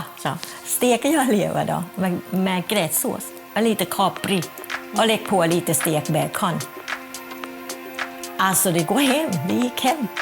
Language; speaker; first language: Swedish; non-native, fluent; Thai